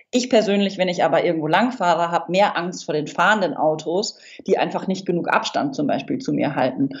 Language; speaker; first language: German; non-native, fluent; English